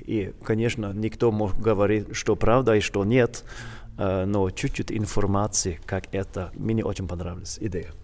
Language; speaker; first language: Russian; non-native, learner; Swedish